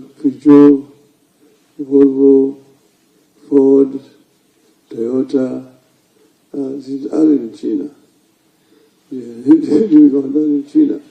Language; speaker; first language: German; non-native, fluent; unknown